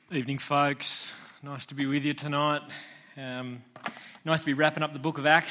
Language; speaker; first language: English; native; English